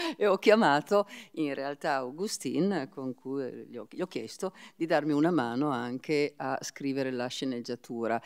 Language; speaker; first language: Italian; non-native, fluent; Spanish